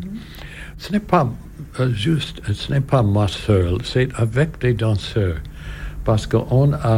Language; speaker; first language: French; non-native, learner; English